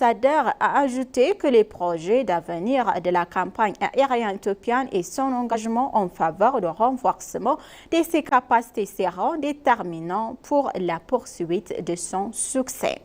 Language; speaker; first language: French; non-native, fluent; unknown